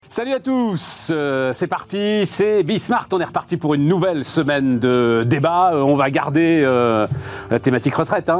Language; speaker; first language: French; native; French